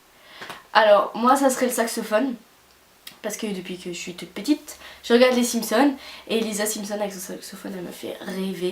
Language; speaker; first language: French; native; French